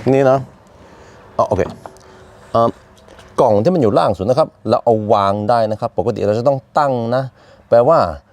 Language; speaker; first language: Thai; non-native, fluent; Norwegian